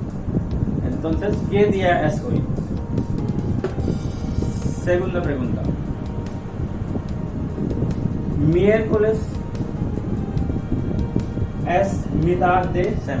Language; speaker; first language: Spanish; non-native, learner; Hindi